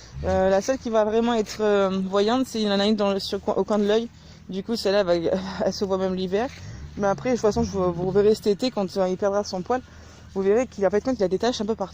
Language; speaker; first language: French; native; French